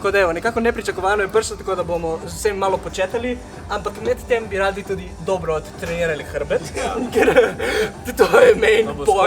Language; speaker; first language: Slovenian; native; Slovenian